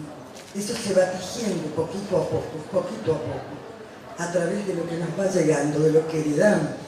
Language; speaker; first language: Spanish; native; Spanish